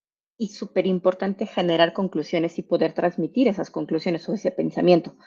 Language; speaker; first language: Spanish; native; Spanish